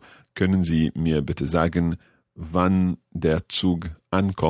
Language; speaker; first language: German; non-native, learner; English